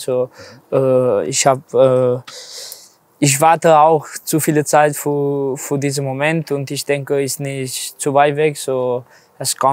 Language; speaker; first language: German; non-native, learner; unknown